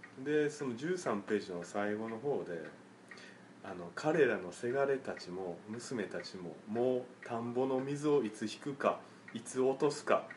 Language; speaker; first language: Japanese; native; Japanese